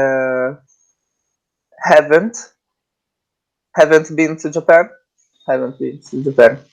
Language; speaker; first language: English; non-native, learner; Italian